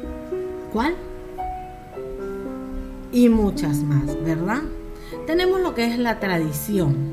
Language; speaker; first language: Spanish; native; Spanish